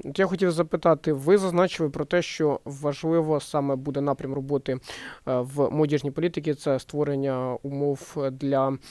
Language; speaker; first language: Ukrainian; native; Ukrainian